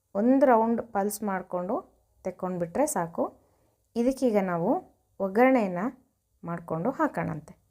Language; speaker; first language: Kannada; native; Kannada